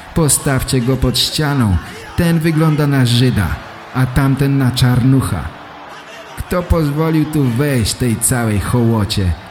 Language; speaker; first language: Polish; native; Polish